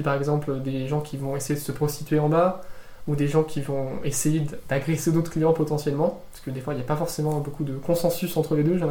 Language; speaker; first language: French; native; French